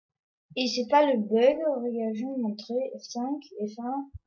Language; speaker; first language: French; non-native, learner; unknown